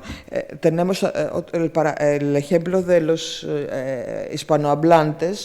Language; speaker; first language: Spanish; non-native, fluent; Greek